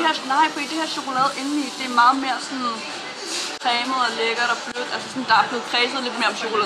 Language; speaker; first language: Danish; native; Danish